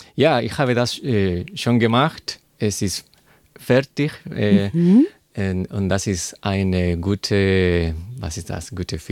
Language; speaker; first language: German; non-native, learner; Spanish